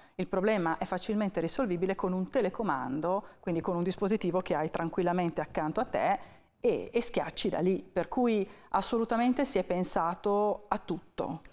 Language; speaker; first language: Italian; native; Italian